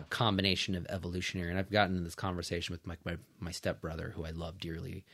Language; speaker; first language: English; native; English